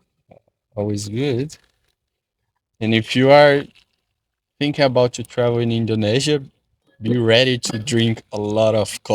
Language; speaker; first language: English; non-native, fluent; Portuguese